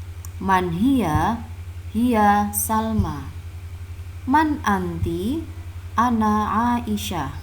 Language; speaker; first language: Arabic; non-native, fluent; Indonesian